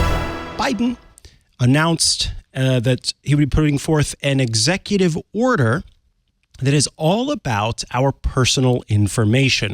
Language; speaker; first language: English; native; English